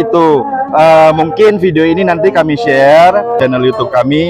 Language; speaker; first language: Indonesian; native; Indonesian